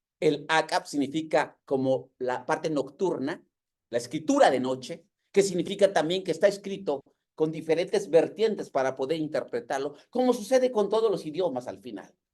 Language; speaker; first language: Spanish; non-native, local second language; Yucateco